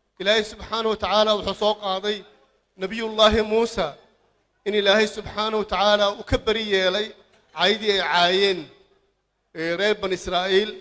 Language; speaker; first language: Somali; native; Somali